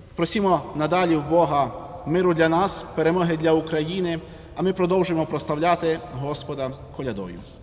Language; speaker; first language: Ukrainian; native; Ukrainian